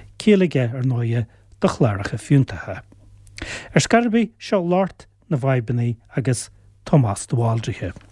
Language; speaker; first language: Irish; native; Irish